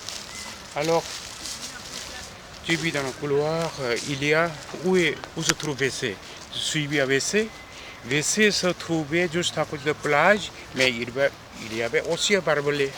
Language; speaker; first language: French; non-native, fluent; Korean